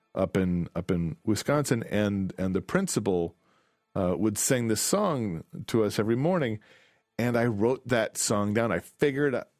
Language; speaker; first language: English; native; English